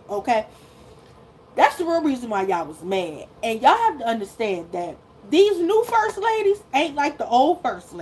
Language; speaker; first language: English; native; English